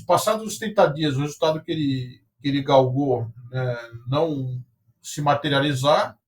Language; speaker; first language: Portuguese; native; Portuguese